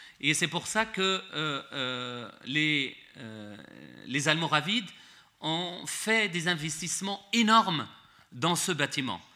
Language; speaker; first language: French; non-native, local second language; Arabic